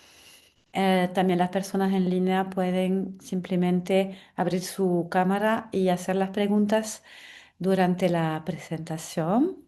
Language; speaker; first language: Spanish; non-native, fluent; French